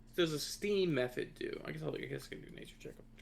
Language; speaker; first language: English; native; English